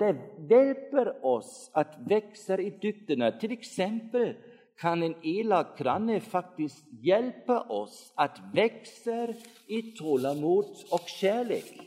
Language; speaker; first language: Swedish; non-native, fluent; German